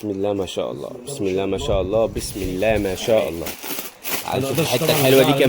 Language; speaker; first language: Arabic; native; Arabic